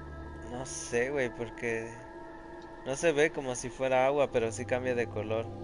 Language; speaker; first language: Spanish; early bilingual, other home language; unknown